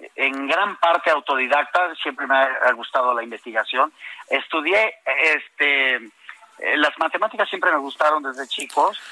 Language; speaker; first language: Spanish; native; Spanish